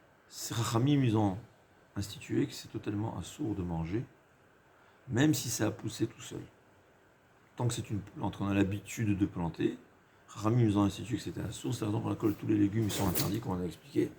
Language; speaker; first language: French; native; French